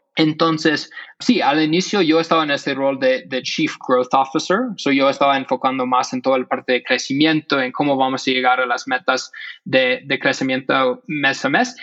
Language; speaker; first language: Spanish; non-native, fluent; English